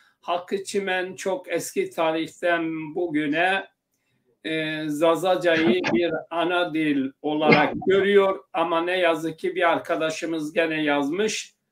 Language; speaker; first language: Turkish; non-native, local second language; Zaza